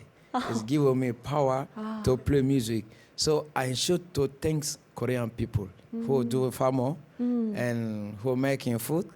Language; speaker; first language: English; non-native, learner; Bambara